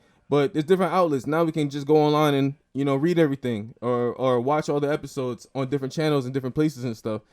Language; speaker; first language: English; native; English